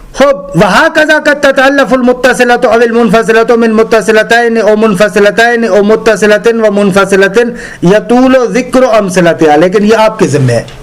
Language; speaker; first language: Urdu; non-native, local second language; Sindhi